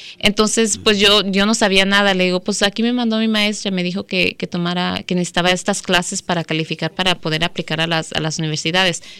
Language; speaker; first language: Spanish; early bilingual, heritage; Spanish